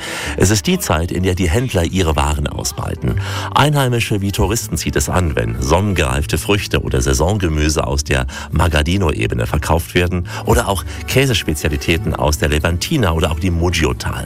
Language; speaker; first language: German; native; German